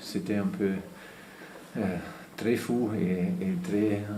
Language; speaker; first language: French; non-native, fluent; German